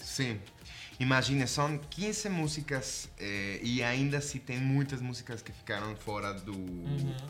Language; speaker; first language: Portuguese; non-native, fluent; Spanish